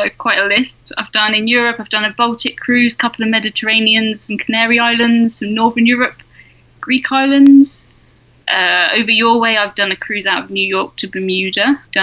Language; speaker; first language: English; native; English